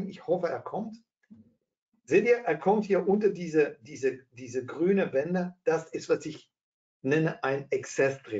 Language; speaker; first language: German; non-native, fluent; Dutch